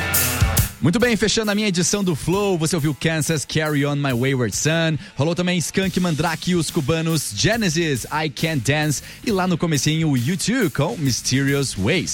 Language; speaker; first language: Portuguese; native; Portuguese